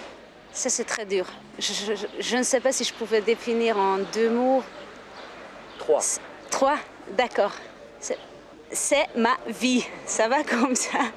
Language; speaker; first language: French; non-native, fluent; Hungarian